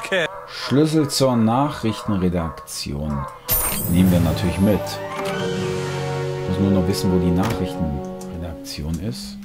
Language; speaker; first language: German; native; German